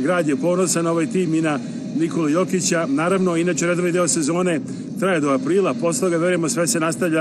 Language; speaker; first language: Serbian; native; Serbian